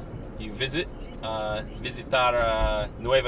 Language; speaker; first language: Spanish; non-native, learner; English